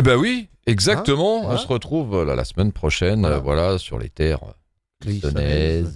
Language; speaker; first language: French; native; French